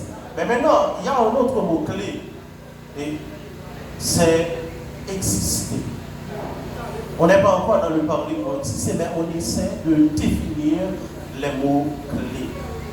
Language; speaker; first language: French; non-native, local second language; Haitian Creole